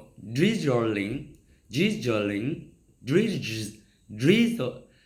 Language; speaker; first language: English; non-native, learner; Vietnamese